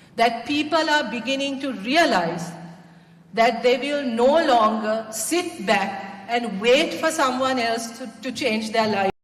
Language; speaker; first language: English; non-native, local second language; Sinhala